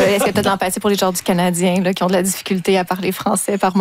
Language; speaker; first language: French; native; French